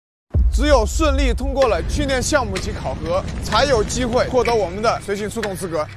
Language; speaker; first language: Chinese; native; Chinese